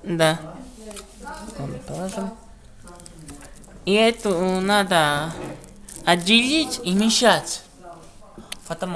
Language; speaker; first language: Russian; non-native, learner; Italian